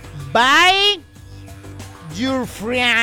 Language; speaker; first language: English; non-native, learner; Spanish